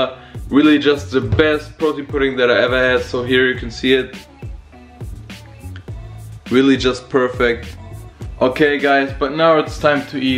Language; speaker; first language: English; non-native, fluent; German